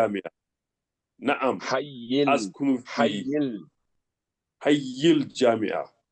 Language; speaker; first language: Arabic; non-native, learner; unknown